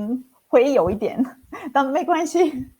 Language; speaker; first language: Chinese; non-native, fluent; Italian